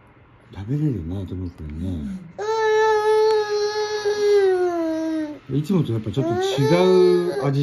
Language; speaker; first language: Japanese; native; Japanese